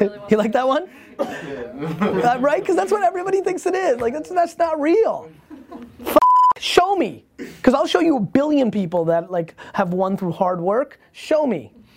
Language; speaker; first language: English; early bilingual, other home language; Russian